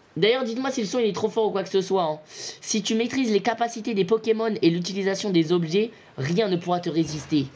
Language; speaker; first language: French; native; French